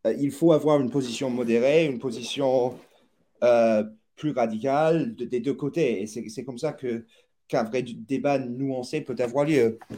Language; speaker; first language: French; non-native, fluent; English